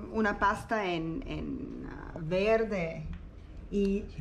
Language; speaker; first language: Spanish; non-native, learner; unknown